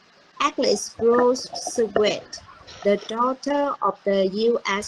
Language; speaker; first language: English; non-native, learner; Vietnamese